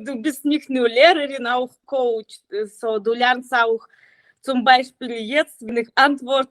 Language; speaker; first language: German; non-native, learner; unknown